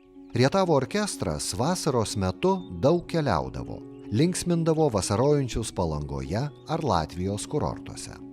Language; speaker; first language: Lithuanian; native; Lithuanian